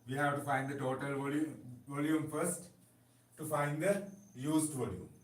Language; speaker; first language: English; non-native, local second language; Sinhala